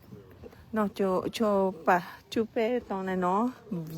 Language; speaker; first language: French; non-native, learner; Filipino